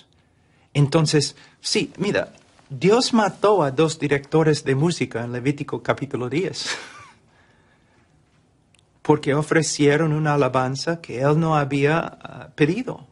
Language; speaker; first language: Spanish; non-native, fluent; English